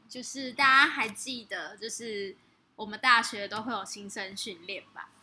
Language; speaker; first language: Chinese; native; Chinese